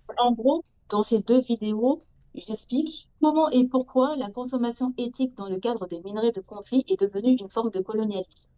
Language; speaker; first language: French; early bilingual, other home language; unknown